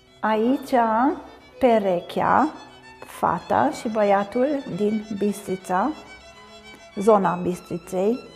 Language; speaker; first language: Romanian; non-native, local second language; Hungarian